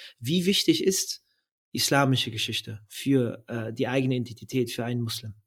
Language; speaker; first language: German; native; German